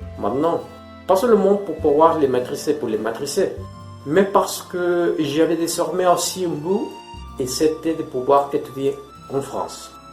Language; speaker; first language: French; non-native, fluent; Spanish